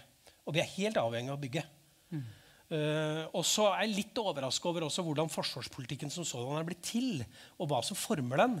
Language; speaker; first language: Norwegian; native; Norwegian